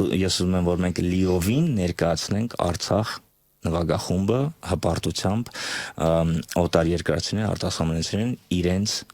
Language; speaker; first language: Armenian; native; Armenian